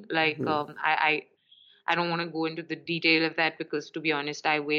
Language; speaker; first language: English; non-native, local second language; Urdu